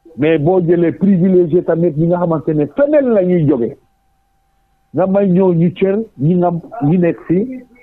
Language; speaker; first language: Wolof; non-native, local second language; Jola-Fonyi